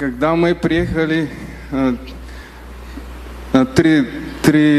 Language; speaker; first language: Russian; non-native, learner; Bulgarian